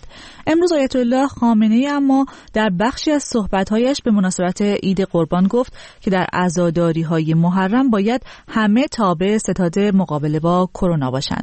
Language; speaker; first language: Persian; native; Persian